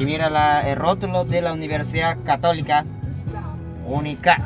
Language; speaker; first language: Spanish; non-native, fluent; Japanese